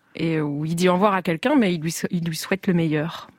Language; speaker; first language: French; native; French